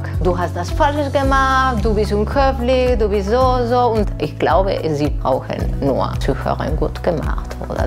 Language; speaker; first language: German; non-native, learner; Spanish